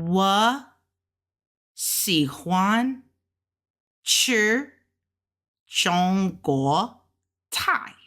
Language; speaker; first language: Chinese; non-native, learner; English